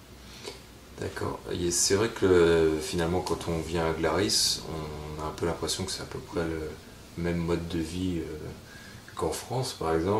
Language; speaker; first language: French; native; French